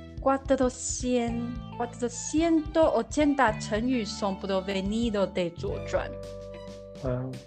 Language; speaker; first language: Spanish; non-native, learner; Chinese